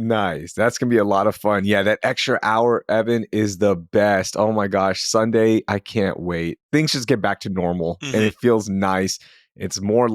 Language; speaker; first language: English; native; English